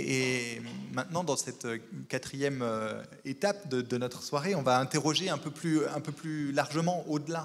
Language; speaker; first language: French; native; French